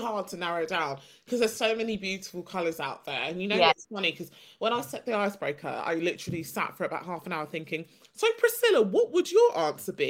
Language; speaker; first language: English; native; English